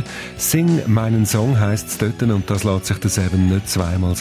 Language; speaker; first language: German; native; German